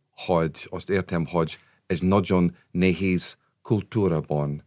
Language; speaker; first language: Hungarian; non-native, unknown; English